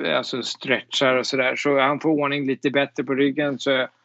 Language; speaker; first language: Swedish; native; Swedish